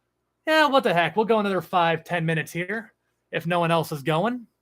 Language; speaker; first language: English; native; English